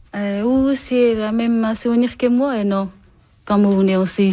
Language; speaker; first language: French; non-native, learner; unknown